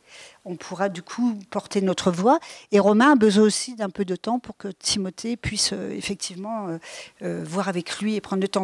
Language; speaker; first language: French; native; French